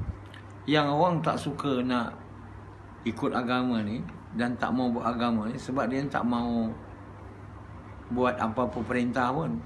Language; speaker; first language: Malay; native; Malay